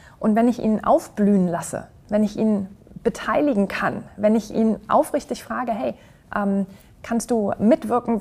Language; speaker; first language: German; native; German